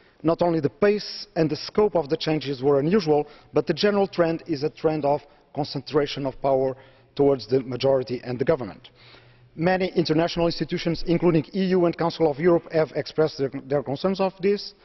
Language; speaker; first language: English; non-native, fluent; Portuguese